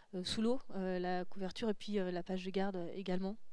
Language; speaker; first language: French; native; French